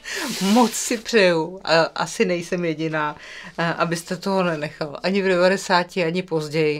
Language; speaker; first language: Czech; native; Czech